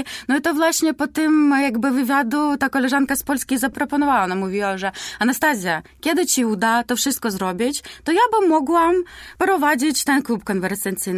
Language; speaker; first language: Polish; non-native, learner; Ukrainian